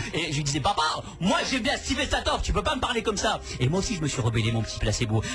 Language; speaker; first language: French; native; French